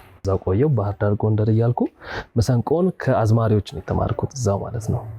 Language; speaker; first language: Amharic; native; Amharic